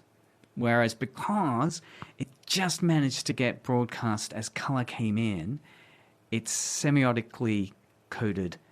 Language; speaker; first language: English; native; English